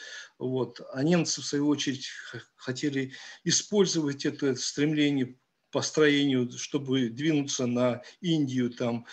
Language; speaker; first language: Russian; native; Russian